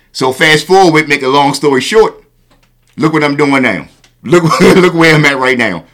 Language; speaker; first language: English; native; English